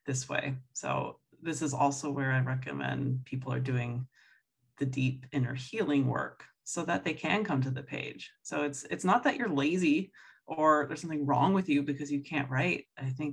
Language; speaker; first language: English; native; English